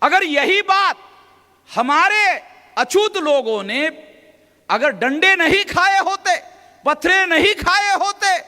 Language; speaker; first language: Hindi; non-native, local second language; Marathi